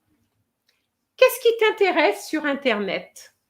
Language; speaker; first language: French; non-native, fluent; English